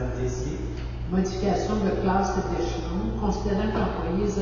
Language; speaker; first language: French; native; French